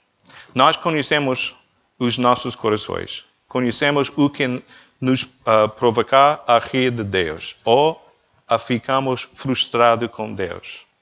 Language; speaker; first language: Portuguese; non-native, learner; English